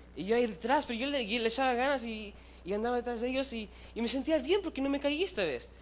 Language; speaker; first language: Spanish; early bilingual, heritage; Spanish